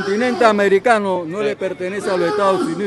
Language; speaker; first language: Spanish; native; Spanish